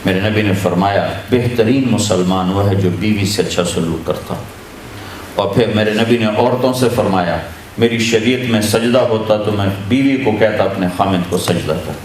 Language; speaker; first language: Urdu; non-native, local second language; Punjabi